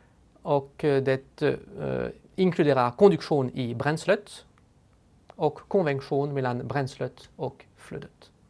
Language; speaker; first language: Swedish; non-native, fluent; French